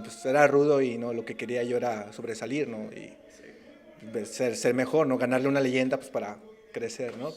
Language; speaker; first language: Spanish; native; Spanish